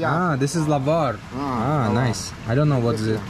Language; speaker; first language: English; non-native, fluent; Azerbaijani